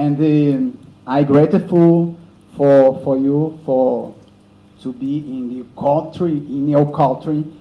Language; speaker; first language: English; non-native, learner; Portuguese